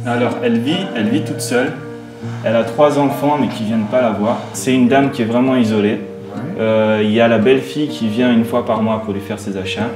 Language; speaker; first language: French; native; French